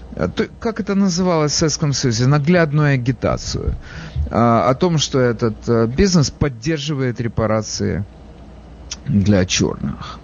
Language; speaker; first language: Russian; native; Russian